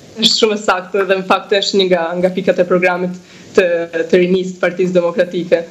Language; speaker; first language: Albanian; early bilingual, heritage; Albanian